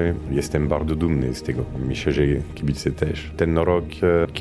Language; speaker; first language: Polish; non-native, fluent; Italian